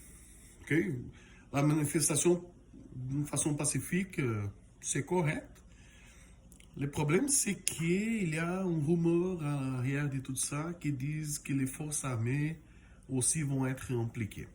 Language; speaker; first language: French; non-native, fluent; Portuguese